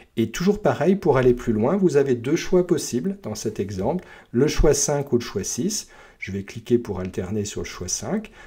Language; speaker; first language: French; native; French